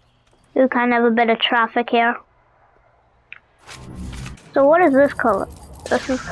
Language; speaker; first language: English; native; English